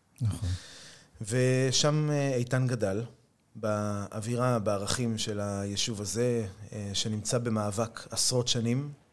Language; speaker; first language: Hebrew; native; Hebrew